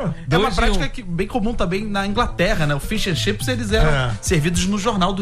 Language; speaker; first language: Portuguese; native; Portuguese